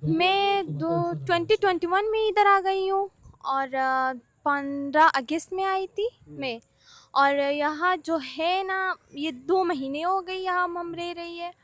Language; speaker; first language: Urdu; non-native, learner; Persian